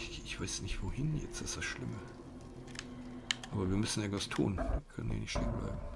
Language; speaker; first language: German; native; German